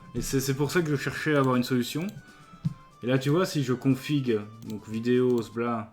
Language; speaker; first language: French; native; French